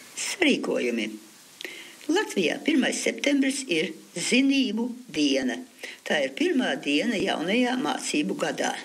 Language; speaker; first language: Latvian; early bilingual, heritage; Latvian